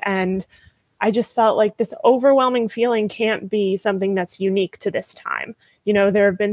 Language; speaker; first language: English; native; English